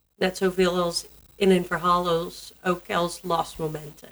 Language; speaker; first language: Dutch; non-native, learner; English